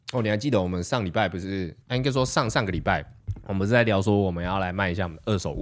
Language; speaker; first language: Chinese; native; Chinese